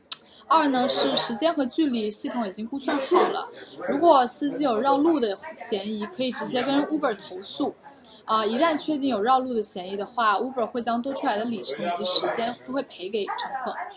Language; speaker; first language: Chinese; native; Chinese